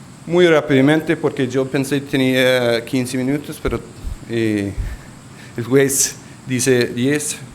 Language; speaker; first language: Spanish; non-native, local second language; English